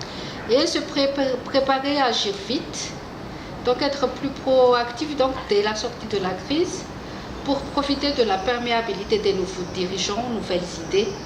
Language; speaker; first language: French; non-native, local second language; Malagasy